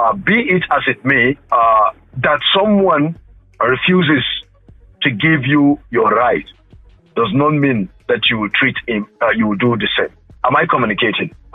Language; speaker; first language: English; non-native, local second language; Hausa